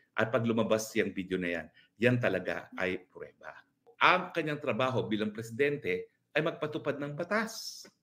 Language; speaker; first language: Filipino; native; Filipino